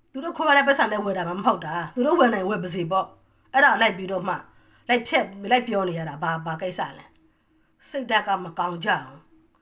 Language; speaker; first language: Burmese; native; Burmese